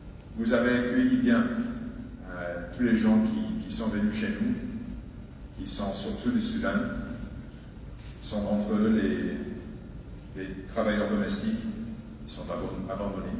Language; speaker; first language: French; non-native, fluent; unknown